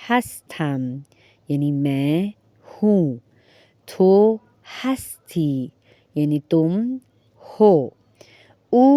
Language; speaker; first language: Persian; non-native, fluent; Urdu